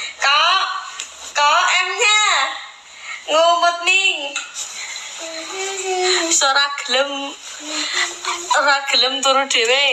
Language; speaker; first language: Vietnamese; non-native, learner; Javanese